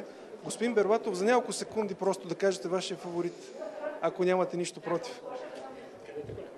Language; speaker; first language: Bulgarian; native; Bulgarian